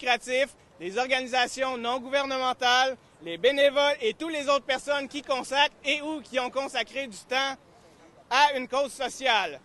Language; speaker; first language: French; native; French